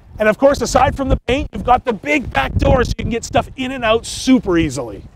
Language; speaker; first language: English; native; English